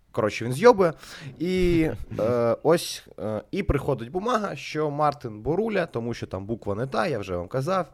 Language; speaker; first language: Ukrainian; native; Ukrainian